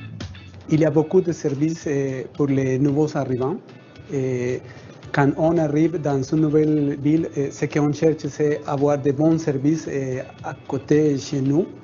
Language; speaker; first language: French; non-native, fluent; Spanish